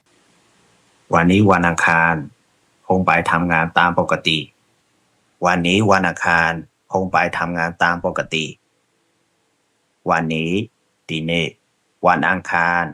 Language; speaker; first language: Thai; non-native, fluent; Burmese